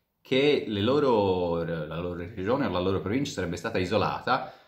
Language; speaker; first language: Italian; native; Italian